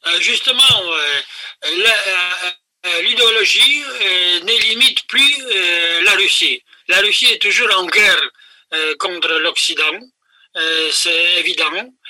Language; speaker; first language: French; non-native, fluent; Polish